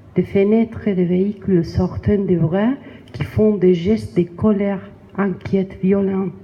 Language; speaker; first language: French; non-native, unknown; Spanish